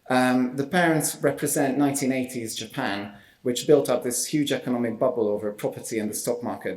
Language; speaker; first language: English; non-native, fluent; Hungarian